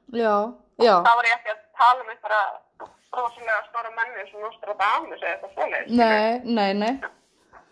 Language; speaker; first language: Icelandic; non-native, fluent; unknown